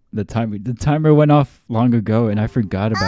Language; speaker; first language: English; native; English